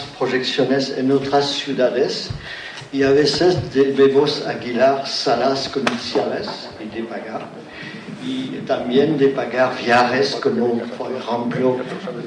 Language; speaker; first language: Spanish; non-native, learner; French